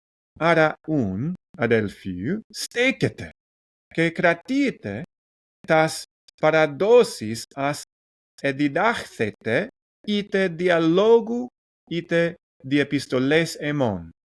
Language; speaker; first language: Greek; non-native, learner; English